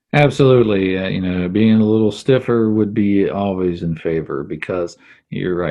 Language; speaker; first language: English; native; English